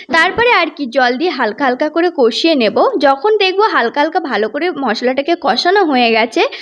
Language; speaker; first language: Bangla; non-native, local second language; Santali